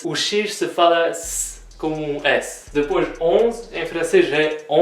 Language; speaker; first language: Portuguese; early bilingual, heritage; Portuguese